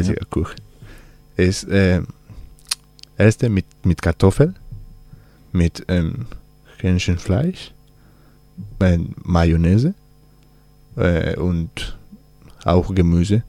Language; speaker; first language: German; non-native, learner; Spanish